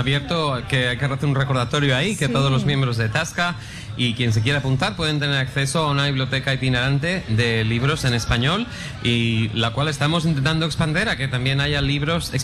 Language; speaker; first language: Spanish; native; Spanish